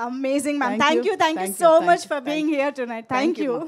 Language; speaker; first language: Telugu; native; Telugu